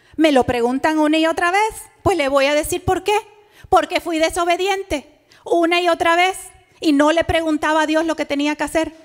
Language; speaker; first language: Spanish; early bilingual, heritage; Spanish